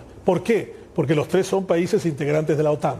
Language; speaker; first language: Spanish; native; Spanish